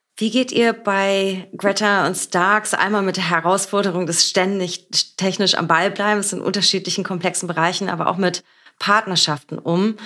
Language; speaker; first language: German; native; German